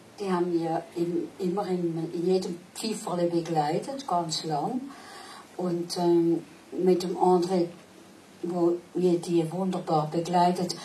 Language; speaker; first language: German; non-native, local second language; Swiss German